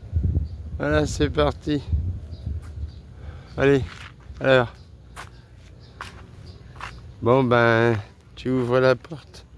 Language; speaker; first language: French; native; French